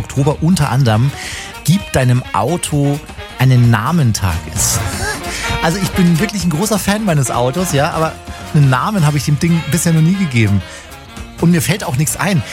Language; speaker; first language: German; native; German